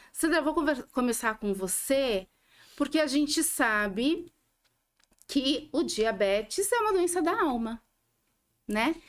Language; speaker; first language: Portuguese; native; Portuguese